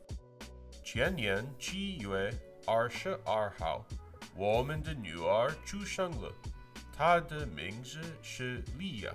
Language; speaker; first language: Chinese; non-native, learner; English